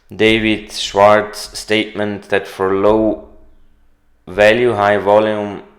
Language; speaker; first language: English; non-native, fluent; German